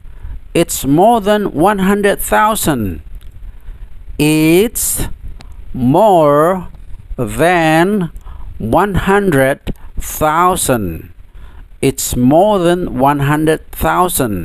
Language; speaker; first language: English; non-native, fluent; Indonesian